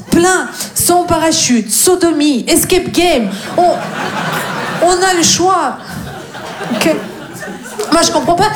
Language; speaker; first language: French; non-native, fluent; Russian